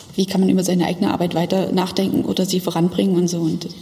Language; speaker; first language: German; native; German